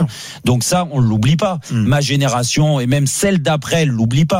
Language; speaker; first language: French; native; French